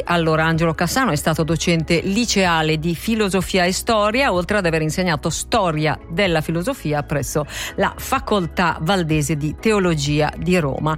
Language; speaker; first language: Italian; native; Italian